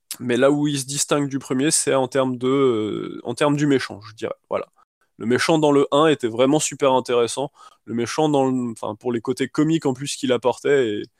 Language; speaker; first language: French; native; French